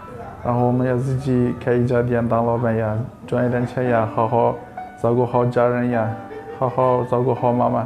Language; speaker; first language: Chinese; non-native, local second language; Uyghur